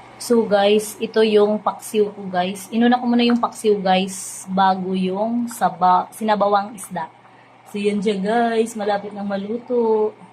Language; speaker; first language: Filipino; non-native, local second language; Cebuano